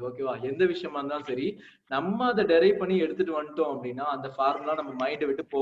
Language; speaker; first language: Tamil; native; Tamil